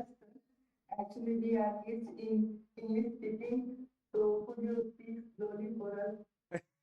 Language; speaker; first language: English; non-native, learner; Hindi